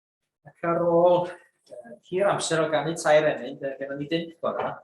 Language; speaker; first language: Welsh; native; Welsh